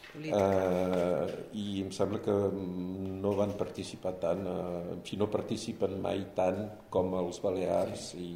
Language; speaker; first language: Catalan; early bilingual, heritage; Catalan